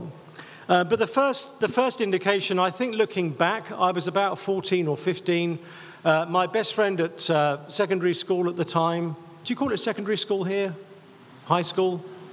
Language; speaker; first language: English; native; English